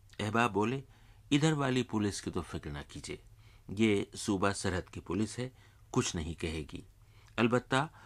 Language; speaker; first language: Urdu; native; Urdu